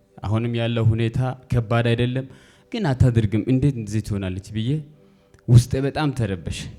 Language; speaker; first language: Amharic; native; Amharic